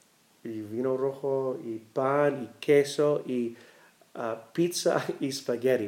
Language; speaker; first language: Spanish; non-native, learner; English